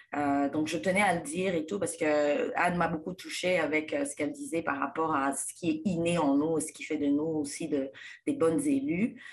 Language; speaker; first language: French; non-native, local second language; Lingala